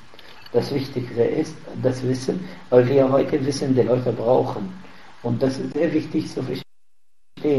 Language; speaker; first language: German; non-native, fluent; Arabic